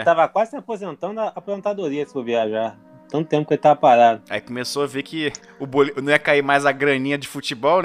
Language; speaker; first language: Portuguese; native; Portuguese